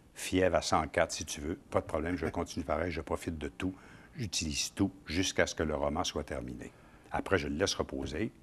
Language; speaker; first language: French; native; French